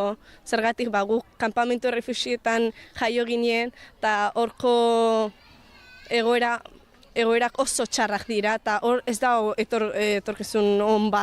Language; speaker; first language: Basque; early bilingual, other home language; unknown